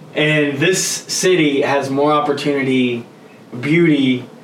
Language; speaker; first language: English; native; English